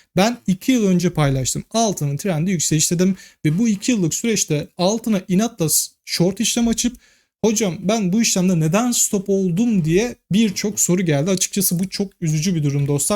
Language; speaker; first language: Turkish; native; Turkish